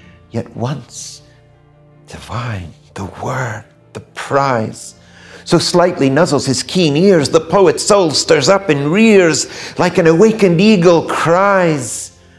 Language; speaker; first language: English; native; English